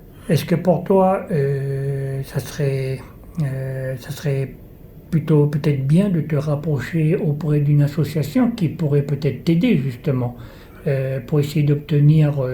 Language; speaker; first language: French; native; French